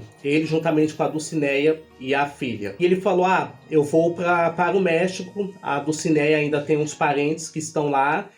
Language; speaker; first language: Portuguese; native; Portuguese